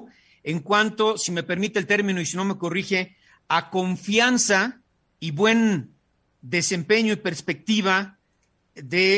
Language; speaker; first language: Spanish; native; Spanish